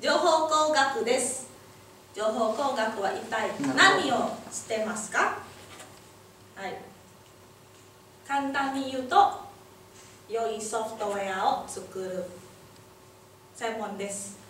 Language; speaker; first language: Japanese; non-native, learner; Indonesian